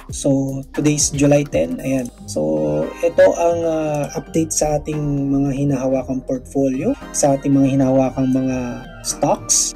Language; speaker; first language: Filipino; non-native, local second language; Cebuano